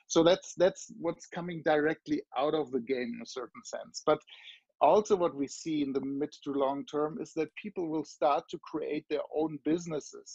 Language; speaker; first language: English; non-native, fluent; German